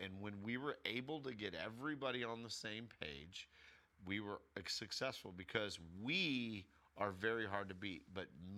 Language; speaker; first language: English; native; English